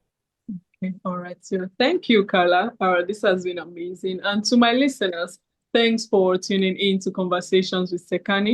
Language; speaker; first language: English; native; English